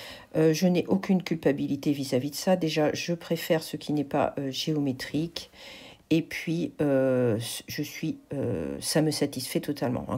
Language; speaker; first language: French; native; French